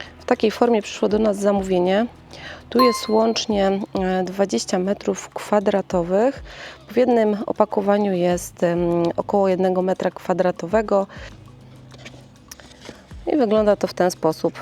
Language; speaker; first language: Polish; native; Polish